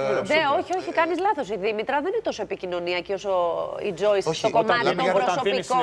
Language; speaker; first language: Greek; native; Greek